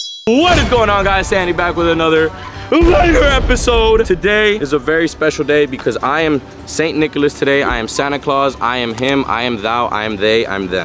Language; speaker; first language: English; early bilingual, other home language; Spanish